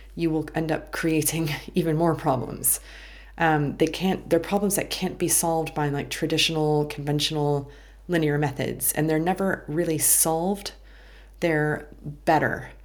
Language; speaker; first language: English; native; English